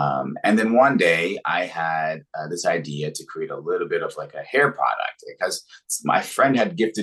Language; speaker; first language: English; native; English